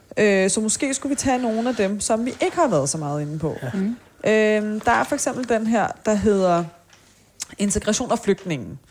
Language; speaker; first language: Danish; early bilingual, other home language; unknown